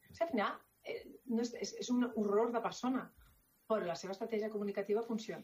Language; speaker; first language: Catalan; non-native, local second language; Spanish